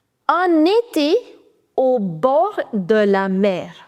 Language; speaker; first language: French; non-native, fluent; Hindi